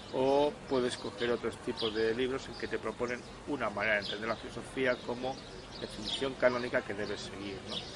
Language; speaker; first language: Spanish; native; Spanish